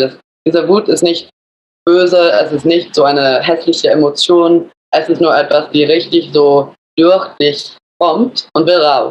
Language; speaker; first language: German; early bilingual, other home language; English